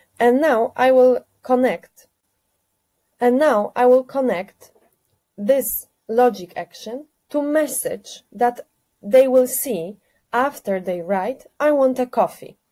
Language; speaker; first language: English; non-native, fluent; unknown